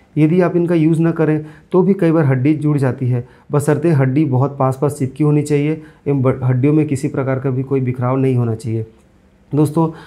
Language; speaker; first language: Hindi; native; Hindi